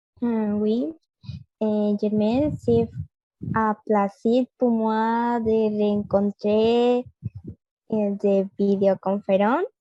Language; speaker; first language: French; non-native, learner; Spanish